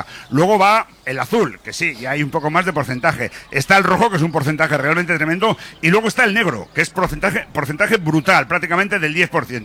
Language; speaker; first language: Spanish; native; Spanish